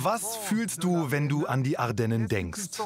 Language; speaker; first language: German; native; German